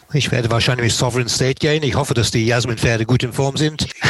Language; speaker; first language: German; non-native, fluent; English